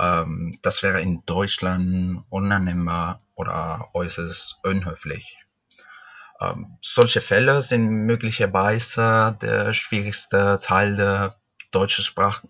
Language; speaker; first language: German; non-native, fluent; Spanish